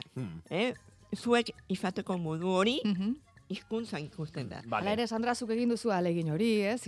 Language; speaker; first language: Basque; non-native, fluent; Spanish